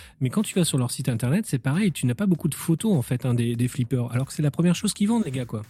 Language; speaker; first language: French; native; French